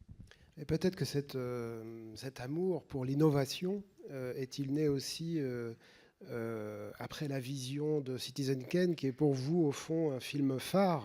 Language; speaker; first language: French; native; French